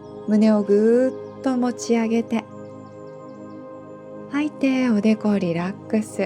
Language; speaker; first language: Japanese; native; Japanese